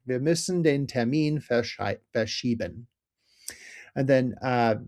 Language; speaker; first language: German; non-native, fluent; English